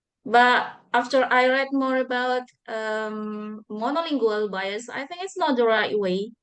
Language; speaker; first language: English; non-native, fluent; Buginese